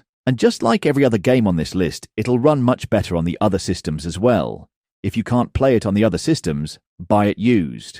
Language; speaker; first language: English; native; English